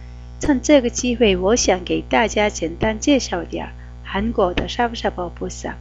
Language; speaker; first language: Chinese; non-native, fluent; Korean